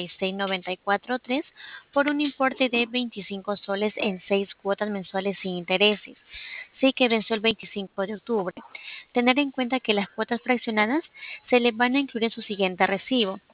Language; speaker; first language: Spanish; native; Spanish